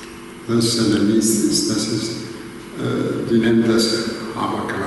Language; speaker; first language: German; non-native, learner; Greek